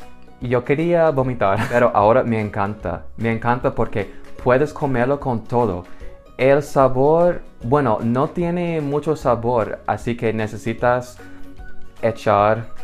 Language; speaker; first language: Spanish; non-native, fluent; English